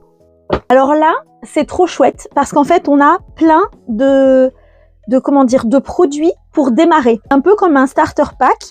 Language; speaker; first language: French; native; French